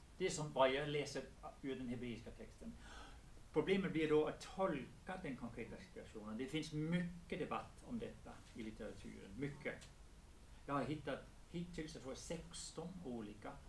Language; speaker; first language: Swedish; non-native, fluent; Danish